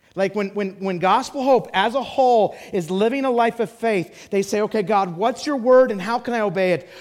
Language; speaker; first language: English; native; English